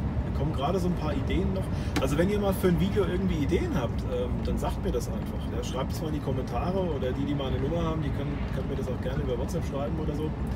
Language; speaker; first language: German; native; German